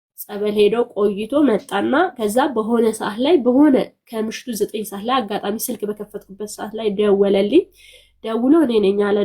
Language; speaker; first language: Amharic; non-native, local second language; Sebat Bet Gurage